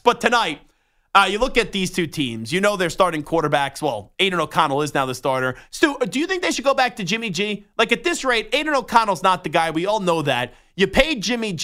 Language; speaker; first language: English; native; English